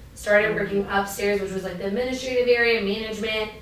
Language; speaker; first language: English; native; English